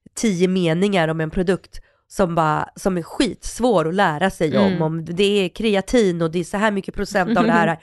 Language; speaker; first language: Swedish; early bilingual, other home language; Russian